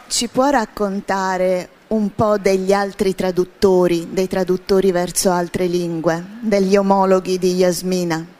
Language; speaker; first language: Italian; native; Italian